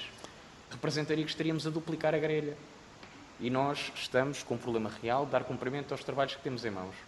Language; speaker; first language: Portuguese; native; Portuguese